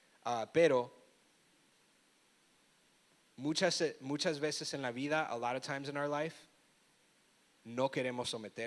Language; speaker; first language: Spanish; early bilingual, heritage; Spanish